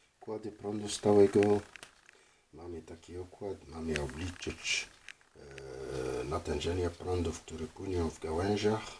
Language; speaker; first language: Polish; non-native, fluent; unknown